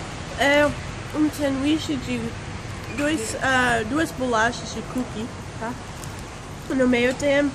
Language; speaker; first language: Portuguese; non-native, fluent; English